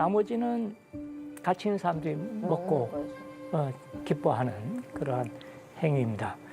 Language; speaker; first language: Korean; native; Korean